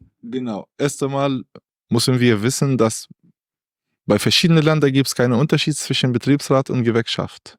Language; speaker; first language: German; non-native, learner; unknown